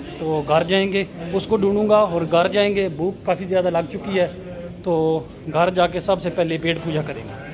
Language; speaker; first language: Urdu; non-native, local second language; Punjabi